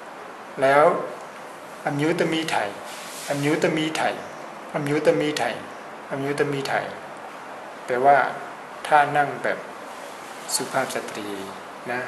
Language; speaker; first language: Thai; non-native, fluent; Burmese